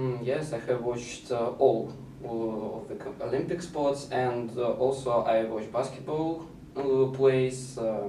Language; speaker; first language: English; non-native, learner; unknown